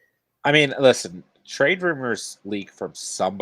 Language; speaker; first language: English; native; English